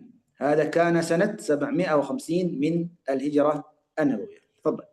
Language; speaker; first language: Arabic; native; Arabic